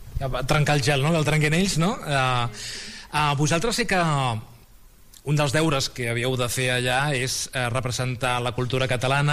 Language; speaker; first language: Catalan; native; Catalan